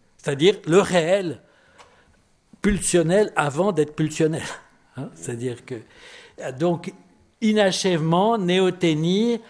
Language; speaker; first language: French; native; French